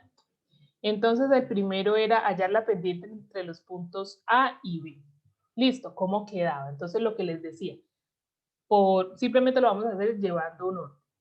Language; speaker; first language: Spanish; native; Spanish